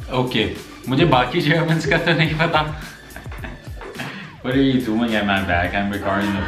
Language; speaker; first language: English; non-native, local second language; Hindi